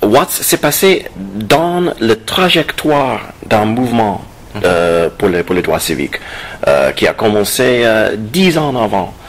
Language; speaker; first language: French; non-native, fluent; English